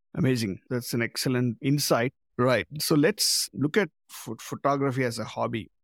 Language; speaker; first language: English; non-native, local second language; Tamil